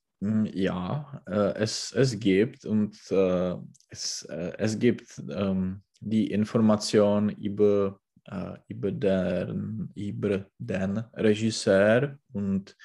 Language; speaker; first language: German; non-native, learner; Czech